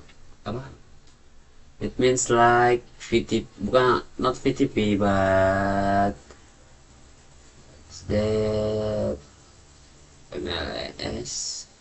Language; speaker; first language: English; non-native, learner; Indonesian